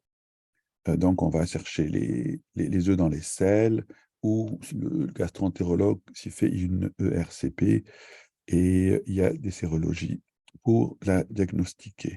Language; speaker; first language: French; native; French